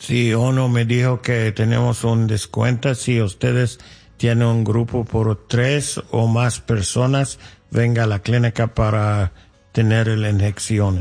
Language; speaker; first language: Spanish; non-native, learner; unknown